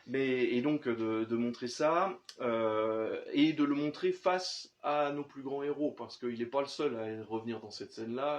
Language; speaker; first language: French; native; French